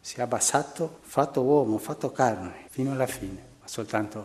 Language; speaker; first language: Italian; non-native, fluent; Spanish